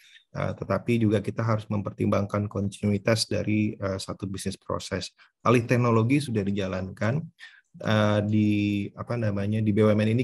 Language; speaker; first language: Indonesian; native; Indonesian